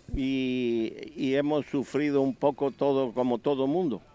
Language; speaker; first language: Spanish; native; Spanish